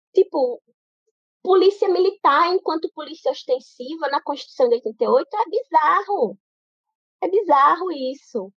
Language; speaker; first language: Portuguese; native; Portuguese